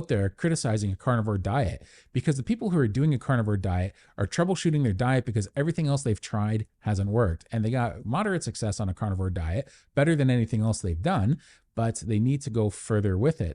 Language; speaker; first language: English; native; English